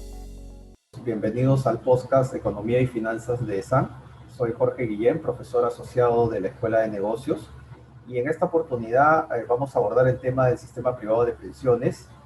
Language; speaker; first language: Spanish; native; Spanish